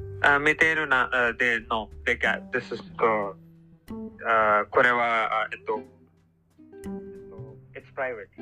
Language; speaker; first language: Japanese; non-native, learner; English